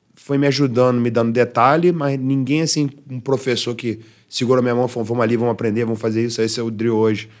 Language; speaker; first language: Portuguese; early bilingual, heritage; Portuguese